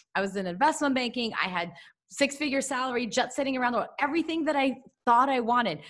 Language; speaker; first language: English; early bilingual, other home language; Russian